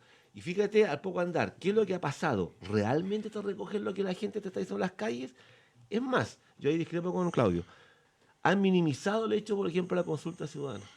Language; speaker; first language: Spanish; native; Spanish